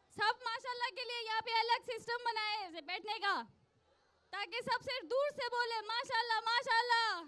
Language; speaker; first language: Urdu; non-native, local second language; Sindhi